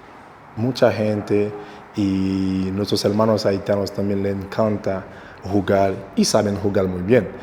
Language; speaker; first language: Spanish; non-native, local second language; Haitian Creole